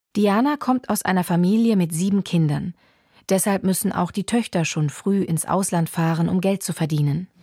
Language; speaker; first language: German; native; German